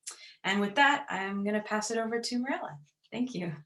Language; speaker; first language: English; native; English